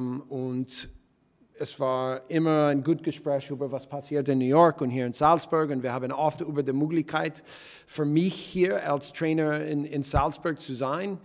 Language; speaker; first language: German; non-native, fluent; English